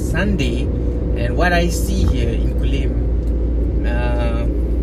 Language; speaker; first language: English; non-native, local second language; Malay